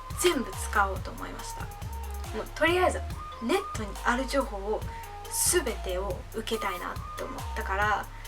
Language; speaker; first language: Japanese; non-native, fluent; English